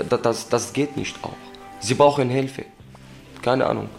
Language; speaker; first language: German; non-native, learner; Arabic